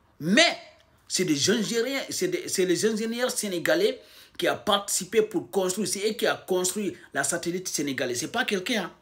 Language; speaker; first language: French; non-native, local second language; Fula